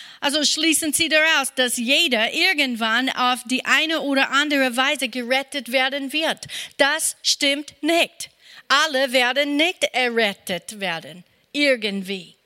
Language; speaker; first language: German; non-native, fluent; English